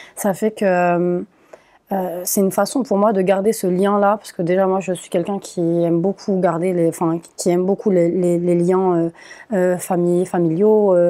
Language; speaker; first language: French; native; French